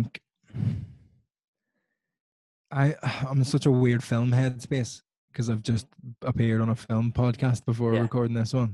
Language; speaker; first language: English; native; English